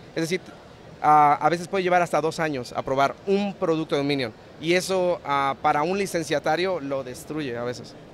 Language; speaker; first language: Spanish; early bilingual, heritage; Spanish